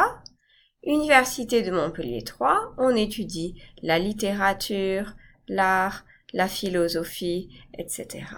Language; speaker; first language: French; non-native, fluent; English